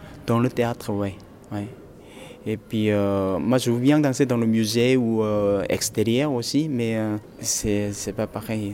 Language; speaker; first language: French; non-native, fluent; Korean